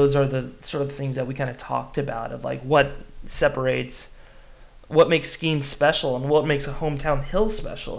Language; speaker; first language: English; native; English